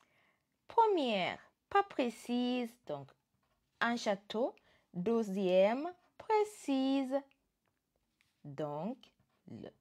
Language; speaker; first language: French; non-native, fluent; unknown